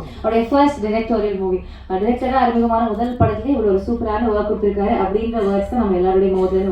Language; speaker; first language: Tamil; native; Tamil